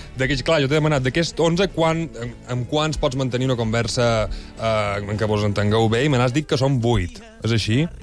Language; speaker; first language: Catalan; native; Catalan